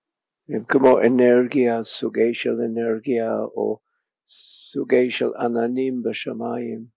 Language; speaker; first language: Hebrew; non-native, fluent; English